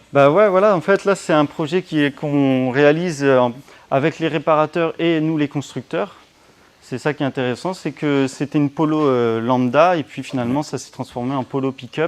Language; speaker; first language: French; native; French